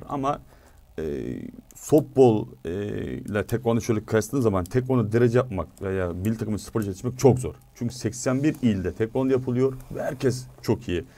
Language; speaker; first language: Turkish; native; Turkish